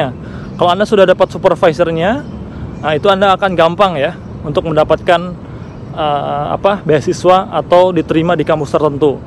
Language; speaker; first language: Indonesian; non-native, local second language; Sundanese